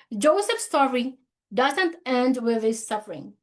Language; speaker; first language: English; non-native, local second language; Filipino